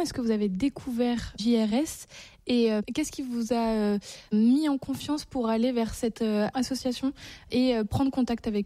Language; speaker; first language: French; native; French